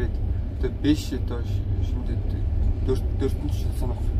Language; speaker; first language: Turkish; non-native, learner; Mongolian